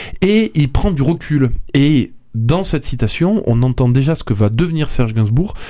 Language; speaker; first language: French; native; French